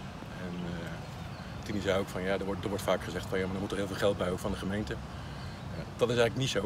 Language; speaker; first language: Dutch; native; Dutch